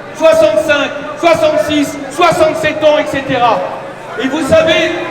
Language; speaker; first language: French; native; French